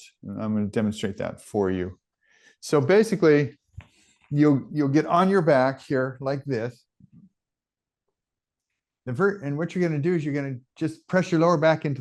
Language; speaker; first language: English; native; English